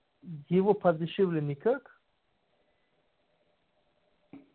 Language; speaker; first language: Russian; non-native, learner; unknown